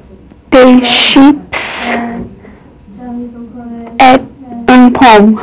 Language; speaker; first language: French; non-native, learner; English